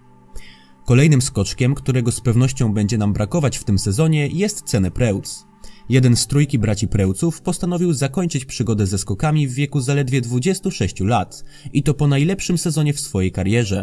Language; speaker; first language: Polish; native; Polish